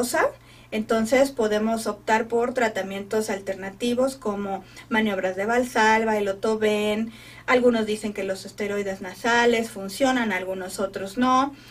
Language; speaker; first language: Spanish; native; Spanish